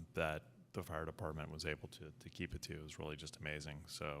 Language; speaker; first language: English; native; English